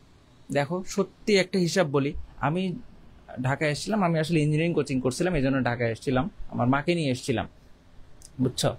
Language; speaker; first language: Bangla; native; Bangla